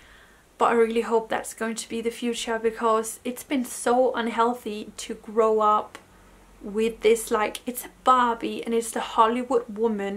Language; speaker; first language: English; non-native, fluent; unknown